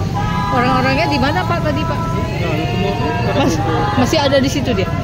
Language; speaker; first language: Malay; native; Malay